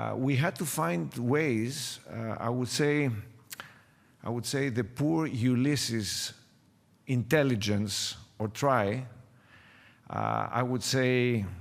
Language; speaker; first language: English; non-native, fluent; Greek